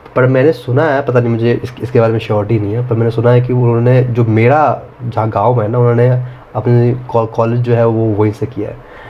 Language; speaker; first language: Hindi; native; Hindi